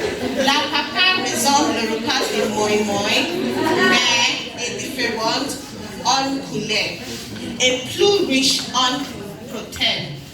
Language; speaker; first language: French; non-native, learner; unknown